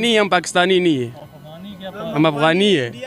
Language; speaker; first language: Hindi; non-native, fluent; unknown